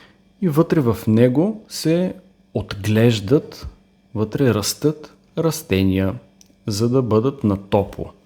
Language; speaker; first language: Bulgarian; native; Bulgarian